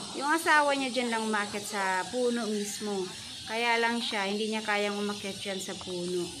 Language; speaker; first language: Filipino; non-native, local second language; Cebuano